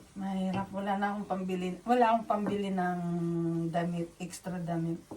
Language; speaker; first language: Filipino; non-native, local second language; Waray